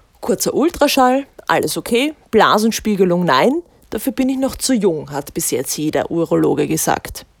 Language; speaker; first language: German; native; German